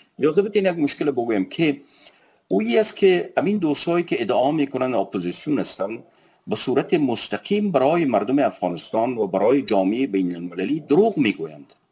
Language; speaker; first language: Persian; native; Persian